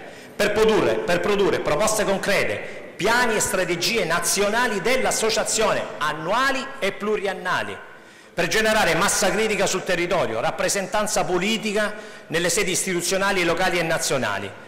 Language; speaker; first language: Italian; native; Italian